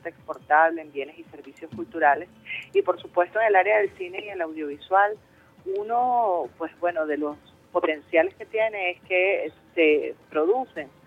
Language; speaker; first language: Spanish; native; Spanish